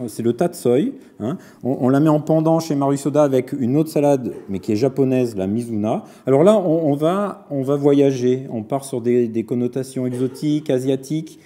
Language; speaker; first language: French; native; French